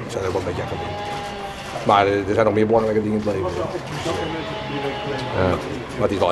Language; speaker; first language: Dutch; native; Dutch